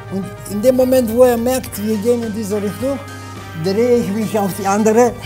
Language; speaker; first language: German; non-native, fluent; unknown